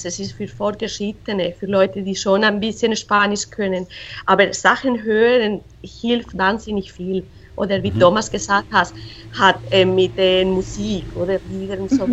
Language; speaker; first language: German; non-native, fluent; Spanish